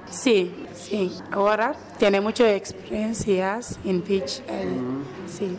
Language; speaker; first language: Spanish; non-native, learner; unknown